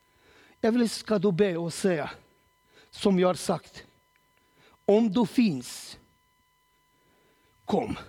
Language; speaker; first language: Swedish; non-native, learner; Romanian